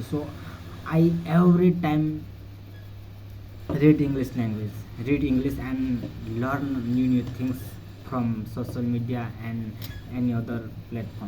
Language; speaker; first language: English; non-native, learner; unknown